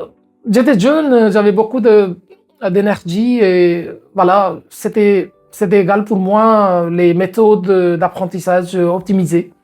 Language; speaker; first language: French; non-native, fluent; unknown